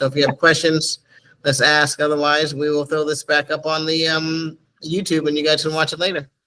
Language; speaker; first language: English; native; English